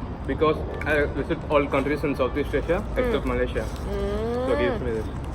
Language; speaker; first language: English; non-native, fluent; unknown